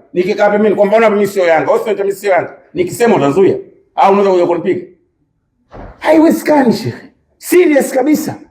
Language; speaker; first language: Swahili; native; Swahili